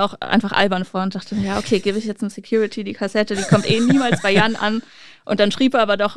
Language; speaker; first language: German; native; German